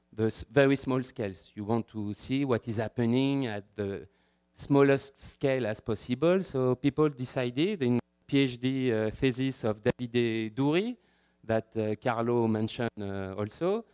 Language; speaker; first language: English; non-native, fluent; French